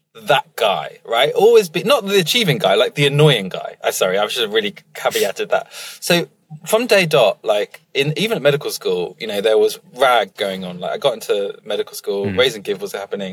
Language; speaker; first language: English; native; English